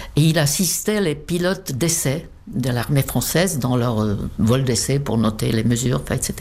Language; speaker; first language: French; non-native, fluent; Czech